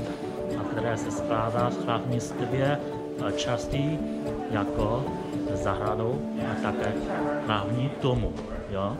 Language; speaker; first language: Czech; non-native, fluent; Chinese